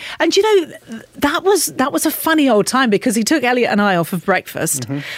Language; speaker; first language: English; native; English